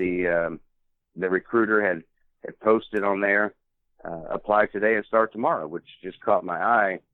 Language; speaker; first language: English; native; English